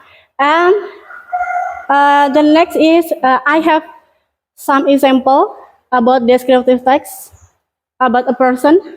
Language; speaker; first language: English; non-native, learner; Indonesian